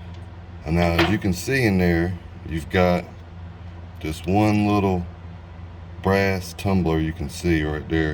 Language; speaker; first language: English; native; English